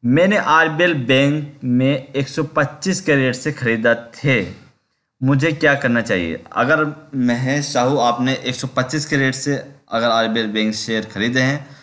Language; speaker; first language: Hindi; native; Hindi